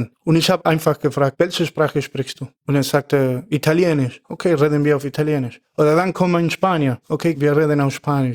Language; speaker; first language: German; non-native, fluent; Spanish